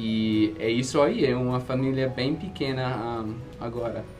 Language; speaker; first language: Portuguese; non-native, fluent; English